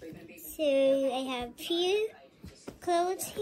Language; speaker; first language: English; non-native, local second language; Filipino